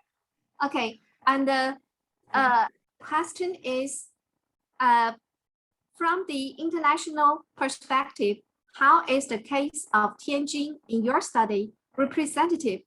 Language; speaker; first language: English; non-native, fluent; Chinese